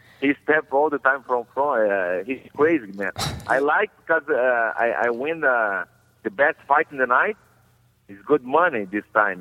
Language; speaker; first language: English; non-native, learner; Portuguese